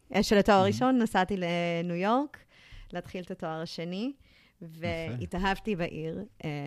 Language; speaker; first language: Hebrew; early bilingual, other home language; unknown